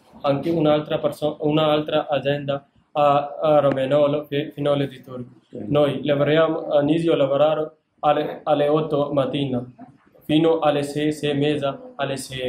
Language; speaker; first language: Italian; non-native, learner; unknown